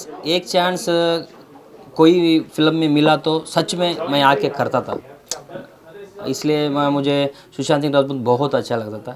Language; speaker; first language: Hindi; non-native, local second language; Kannada